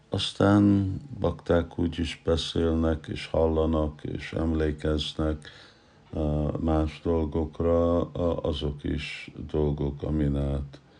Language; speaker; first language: Hungarian; non-native, learner; English